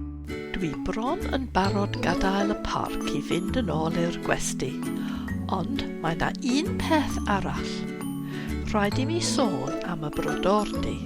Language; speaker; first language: Welsh; non-native, fluent; English